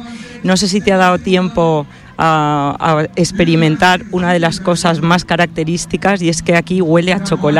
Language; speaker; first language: Spanish; native; Spanish